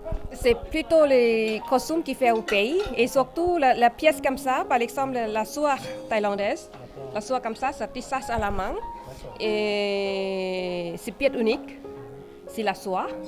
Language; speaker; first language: French; non-native, fluent; Thai